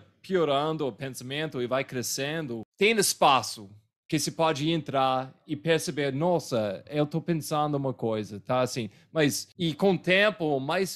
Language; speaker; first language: Portuguese; non-native, fluent; English